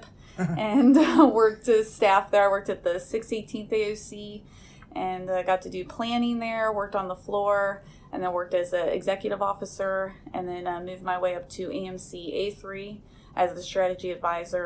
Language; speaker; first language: English; native; English